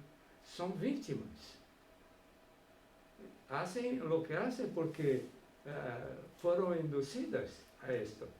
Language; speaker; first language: Spanish; non-native, fluent; Portuguese